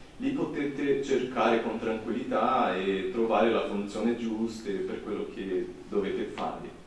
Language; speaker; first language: Italian; non-native, fluent; Portuguese